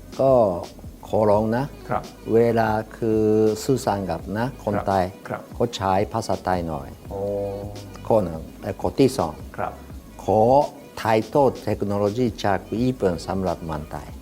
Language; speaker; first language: Thai; non-native, learner; Japanese